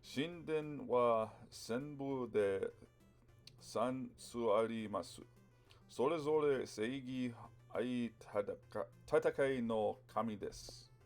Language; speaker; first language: Japanese; non-native, learner; English